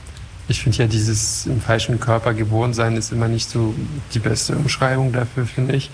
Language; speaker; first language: German; non-native, fluent; French